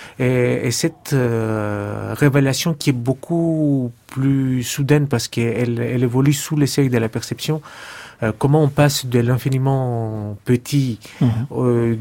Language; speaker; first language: French; non-native, fluent; Greek